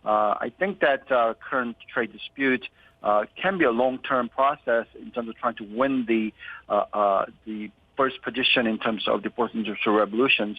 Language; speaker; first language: English; non-native, fluent; Korean